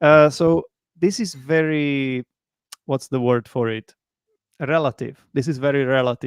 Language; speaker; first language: English; non-native, fluent; Czech